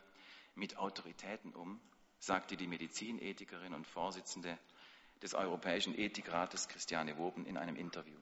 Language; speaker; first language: German; native; German